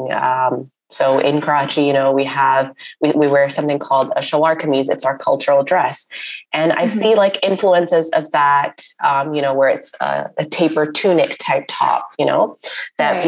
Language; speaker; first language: English; non-native, local second language; Urdu